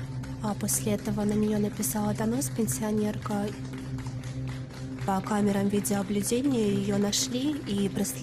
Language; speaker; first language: Russian; native; Russian